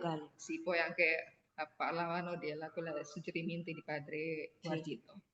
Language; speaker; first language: Italian; non-native, learner; Indonesian